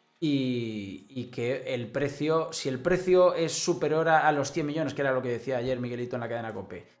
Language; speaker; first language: Spanish; native; Spanish